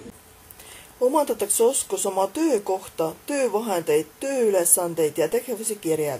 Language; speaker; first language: Estonian; native; Estonian